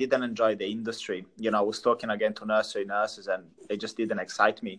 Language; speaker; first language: English; non-native, fluent; Italian